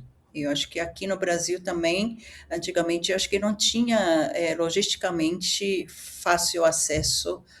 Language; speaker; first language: Portuguese; early bilingual, other home language; Japanese